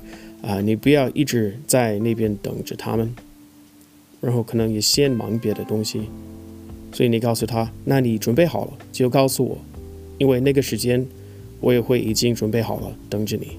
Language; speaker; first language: Chinese; non-native, fluent; English